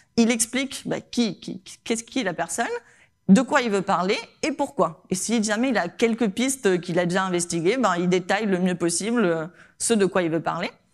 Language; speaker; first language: French; non-native, fluent; Spanish